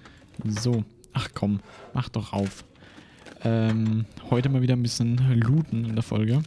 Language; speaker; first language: German; native; German